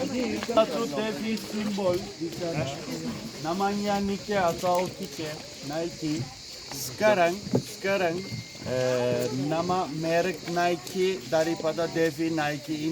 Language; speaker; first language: Indonesian; non-native, learner; Turkish